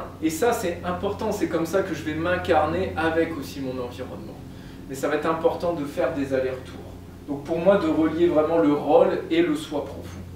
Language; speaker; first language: French; native; French